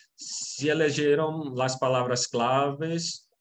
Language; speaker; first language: Spanish; non-native, learner; Portuguese